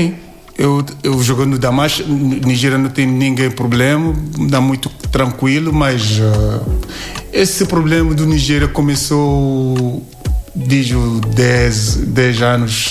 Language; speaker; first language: Portuguese; non-native, learner; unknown